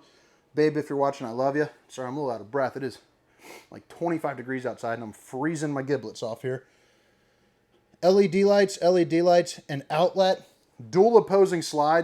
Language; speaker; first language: English; native; English